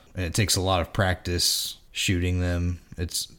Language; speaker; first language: English; native; English